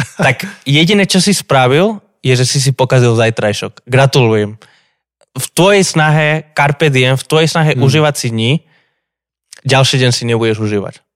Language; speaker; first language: Slovak; non-native, fluent; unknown